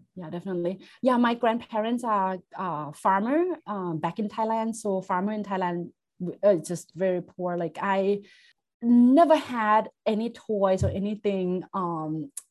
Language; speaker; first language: English; non-native, fluent; Thai